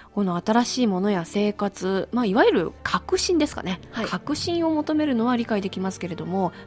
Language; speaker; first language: Japanese; native; Japanese